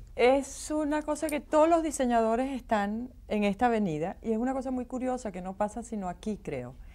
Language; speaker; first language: Spanish; native; Spanish